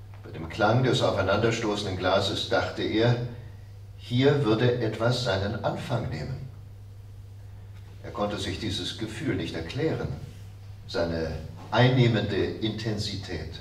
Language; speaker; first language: German; native; German